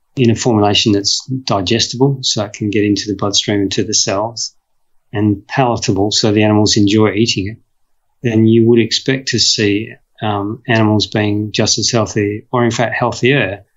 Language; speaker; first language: English; native; English